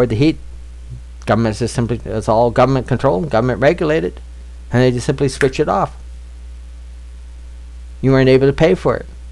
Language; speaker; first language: English; native; English